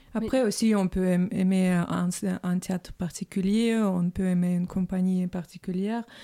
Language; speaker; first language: French; non-native, fluent; Russian